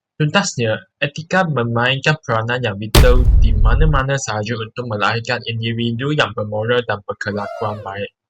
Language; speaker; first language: Malay; non-native, local second language; Chinese